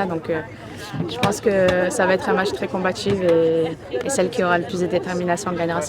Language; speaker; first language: French; native; French